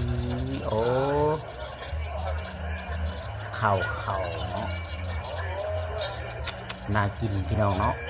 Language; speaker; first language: Thai; non-native, local second language; Northeastern Thai